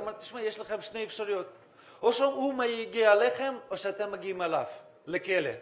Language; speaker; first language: Hebrew; non-native, fluent; Russian